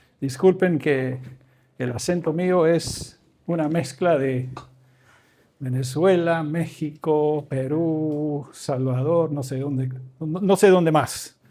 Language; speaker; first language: Spanish; early bilingual, other home language; English